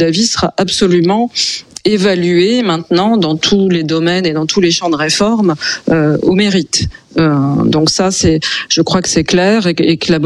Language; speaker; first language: French; native; French